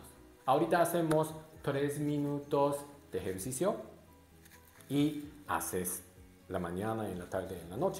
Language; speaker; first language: Spanish; non-native, learner; Japanese